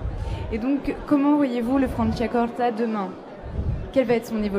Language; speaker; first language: French; native; French